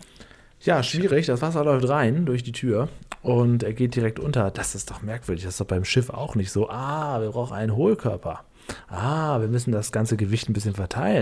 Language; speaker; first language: German; native; German